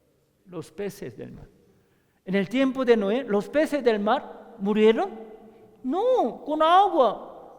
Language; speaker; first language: Spanish; non-native, learner; Korean